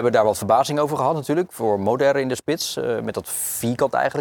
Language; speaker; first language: Dutch; native; Dutch